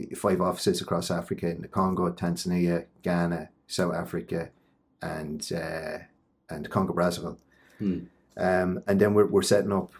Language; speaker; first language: English; native; English